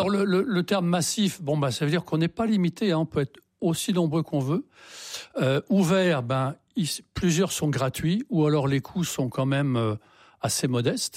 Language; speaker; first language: French; native; French